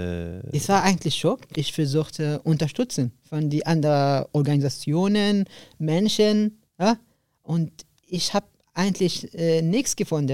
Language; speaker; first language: German; non-native, learner; Arabic